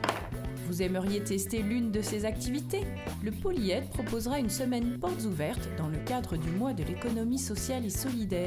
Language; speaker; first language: French; native; French